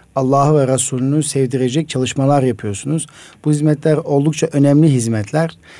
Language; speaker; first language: Turkish; native; Turkish